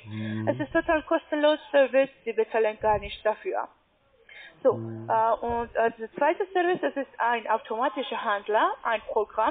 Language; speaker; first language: German; non-native, learner; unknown